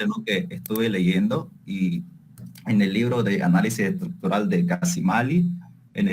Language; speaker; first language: Spanish; native; Spanish